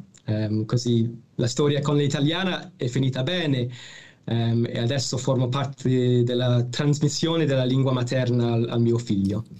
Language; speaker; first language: Italian; non-native, fluent; English